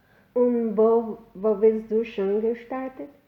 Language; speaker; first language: German; non-native, learner; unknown